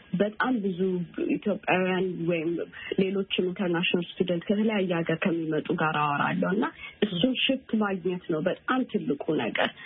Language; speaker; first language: Amharic; native; Amharic